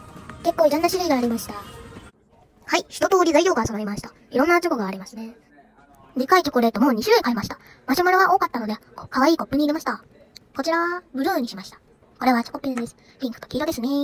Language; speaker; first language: Japanese; early bilingual, other home language; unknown